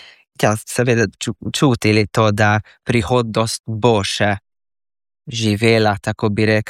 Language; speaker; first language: Slovenian; early bilingual, heritage; Slovenian